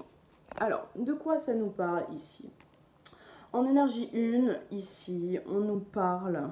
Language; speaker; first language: French; native; French